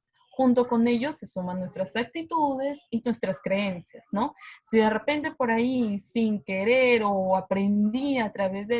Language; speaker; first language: Spanish; native; Spanish